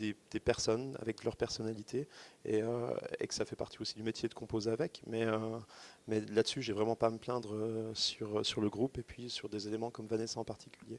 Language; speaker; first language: French; native; French